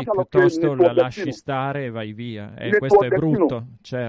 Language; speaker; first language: Italian; native; Italian